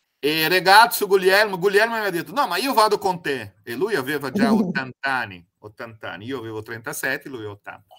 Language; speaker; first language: Italian; non-native, fluent; Portuguese